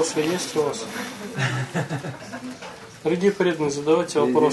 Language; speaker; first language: Russian; native; Russian